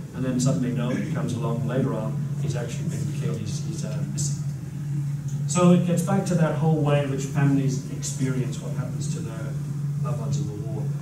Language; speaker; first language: English; native; English